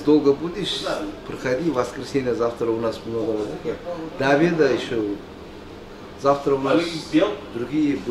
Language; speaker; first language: Russian; non-native, local second language; Uzbek